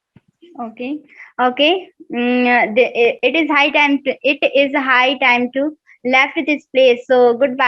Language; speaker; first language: English; non-native, learner; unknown